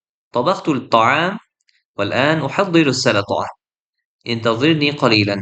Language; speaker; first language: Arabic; non-native, fluent; Uzbek